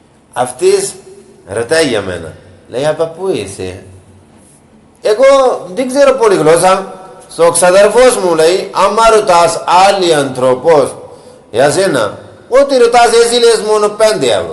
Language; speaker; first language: Greek; non-native, learner; Punjabi